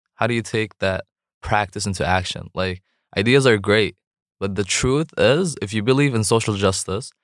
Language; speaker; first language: English; non-native, fluent; Arabic